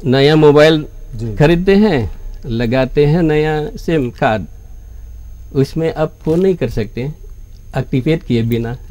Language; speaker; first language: Hindi; non-native, fluent; Indonesian